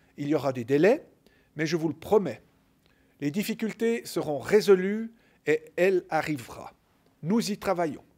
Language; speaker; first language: French; native; French